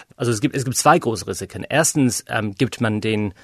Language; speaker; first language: German; non-native, fluent; English